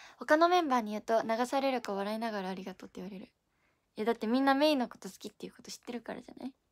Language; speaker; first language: Japanese; native; Japanese